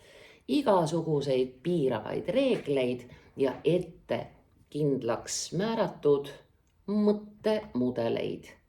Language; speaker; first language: Estonian; native; Estonian